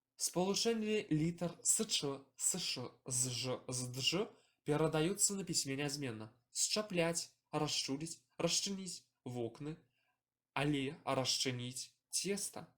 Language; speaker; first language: Belarusian; native; Belarusian